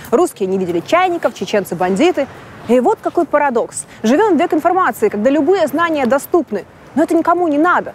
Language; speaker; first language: Russian; native; Russian